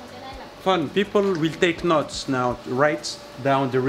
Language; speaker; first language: English; non-native, learner; French